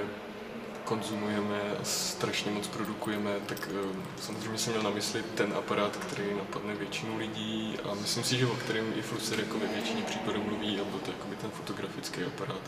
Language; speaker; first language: Czech; native; Czech